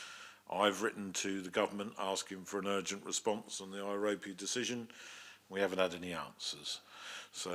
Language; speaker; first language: English; native; English